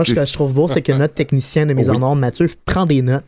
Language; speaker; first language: French; native; French